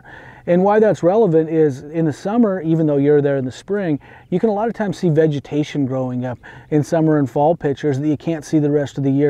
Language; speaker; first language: English; native; English